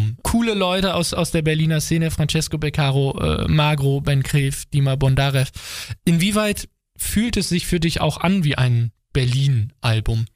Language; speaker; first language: German; native; German